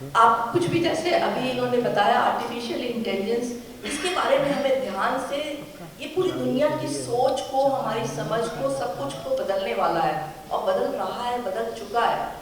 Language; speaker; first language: Hindi; native; Hindi